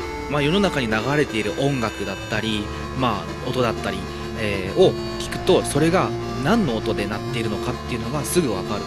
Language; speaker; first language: Japanese; native; Japanese